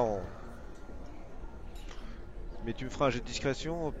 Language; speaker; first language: French; native; French